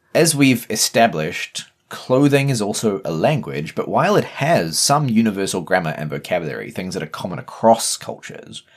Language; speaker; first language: English; native; English